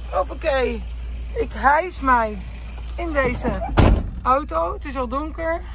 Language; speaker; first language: Dutch; native; Dutch